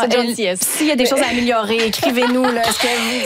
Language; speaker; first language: French; native; French